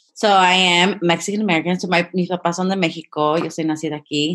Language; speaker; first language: Spanish; early bilingual, heritage; Spanish